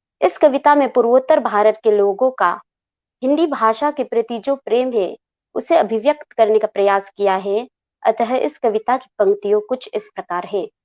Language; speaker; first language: Hindi; non-native, local second language; Khasi